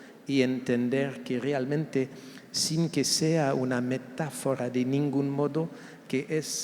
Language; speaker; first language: Spanish; non-native, fluent; French